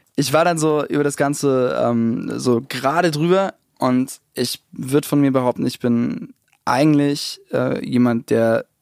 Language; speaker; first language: German; native; German